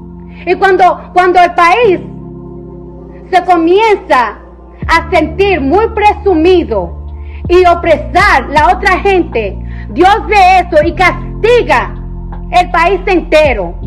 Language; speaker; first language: Spanish; early bilingual, heritage; Spanish